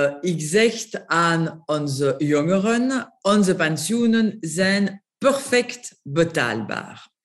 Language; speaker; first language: Dutch; non-native, local second language; French